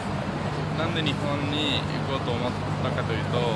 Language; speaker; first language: Japanese; non-native, fluent; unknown